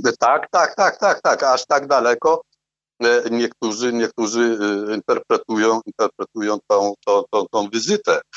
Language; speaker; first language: Polish; non-native, fluent; Arabic